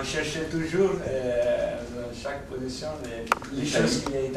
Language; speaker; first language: French; non-native, fluent; Italian